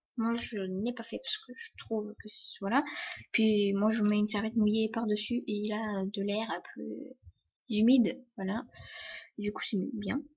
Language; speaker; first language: French; early bilingual, other home language; Polish